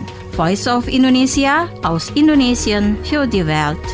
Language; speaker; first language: German; non-native, fluent; Indonesian